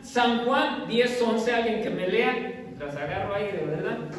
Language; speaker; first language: Spanish; native; Spanish